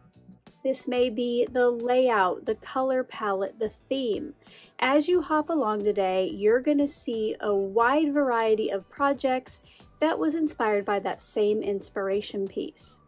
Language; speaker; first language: English; native; English